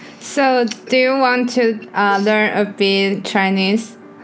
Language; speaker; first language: English; non-native, learner; Chinese